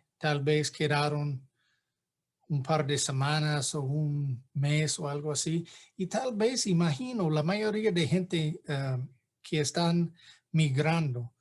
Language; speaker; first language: Spanish; non-native, fluent; English